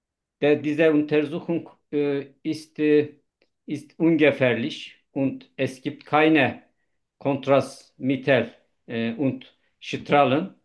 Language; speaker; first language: German; non-native, learner; Turkish